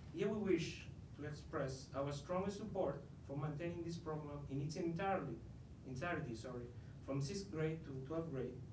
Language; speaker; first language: English; non-native, fluent; Italian